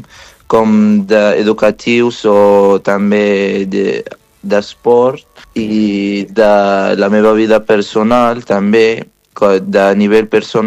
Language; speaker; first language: Catalan; non-native, fluent; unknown